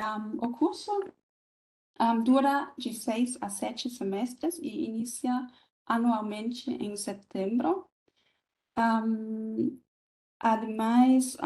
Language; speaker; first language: Portuguese; non-native, fluent; German